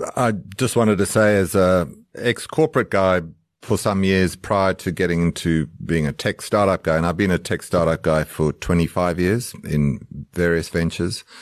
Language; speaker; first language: English; native; English